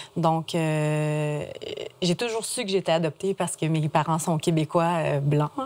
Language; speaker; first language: French; native; French